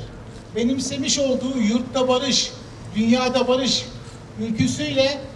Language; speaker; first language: Turkish; native; Turkish